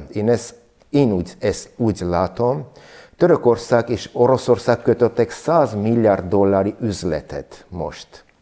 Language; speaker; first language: Hungarian; non-native, learner; Armenian